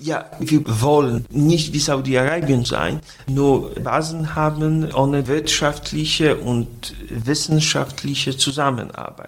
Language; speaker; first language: German; non-native, fluent; Polish